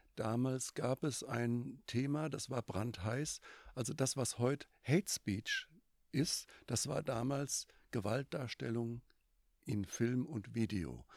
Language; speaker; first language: German; native; German